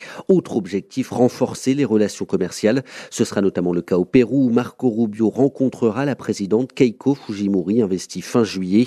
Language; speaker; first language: French; native; French